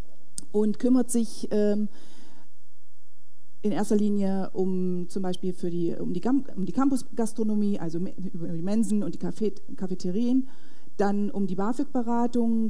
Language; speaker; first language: German; native; German